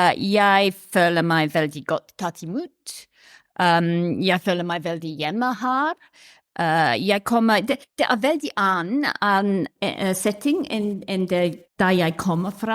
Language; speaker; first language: Norwegian; non-native, fluent; English